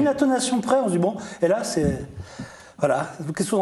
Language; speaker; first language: French; native; French